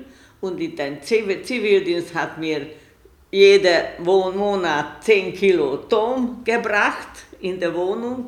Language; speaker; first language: German; non-native, learner; Hungarian